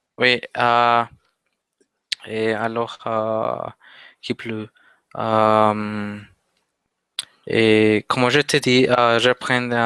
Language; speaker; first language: French; non-native, learner; Spanish